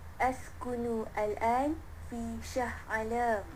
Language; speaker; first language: Arabic; non-native, learner; Malay